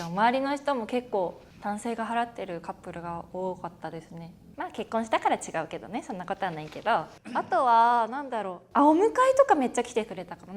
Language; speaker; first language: Japanese; native; Japanese